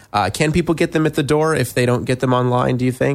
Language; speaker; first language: English; native; English